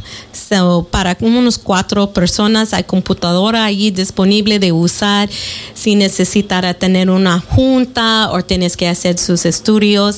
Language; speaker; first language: Spanish; early bilingual, heritage; Spanish